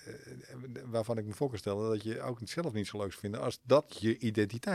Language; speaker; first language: Dutch; native; Dutch